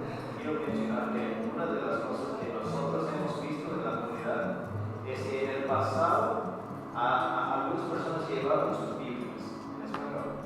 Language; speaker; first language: Spanish; non-native, fluent; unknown